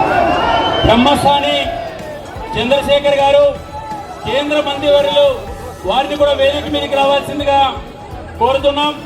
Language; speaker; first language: Telugu; native; Telugu